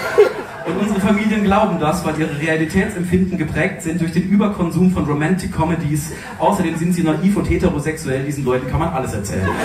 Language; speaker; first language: German; native; German